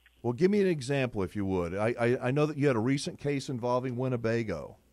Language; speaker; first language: English; native; English